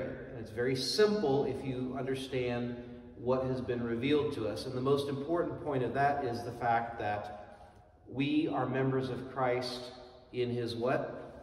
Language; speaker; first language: English; native; English